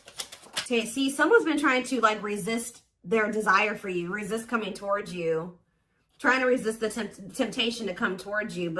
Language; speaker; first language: English; native; English